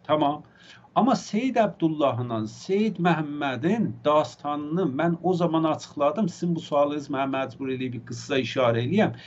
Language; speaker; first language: Azerbaijani; native; Azerbaijani